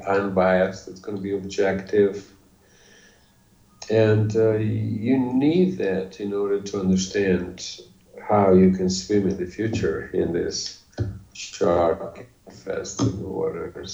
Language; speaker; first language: English; non-native, fluent; Bosnian